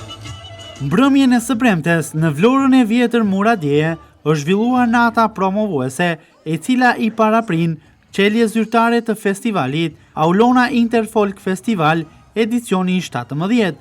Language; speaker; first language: Albanian; native; Albanian